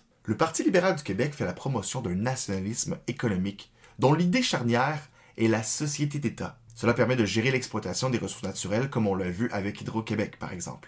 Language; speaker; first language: French; native; French